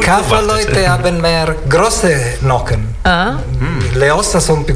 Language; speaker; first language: German; non-native, learner; Italian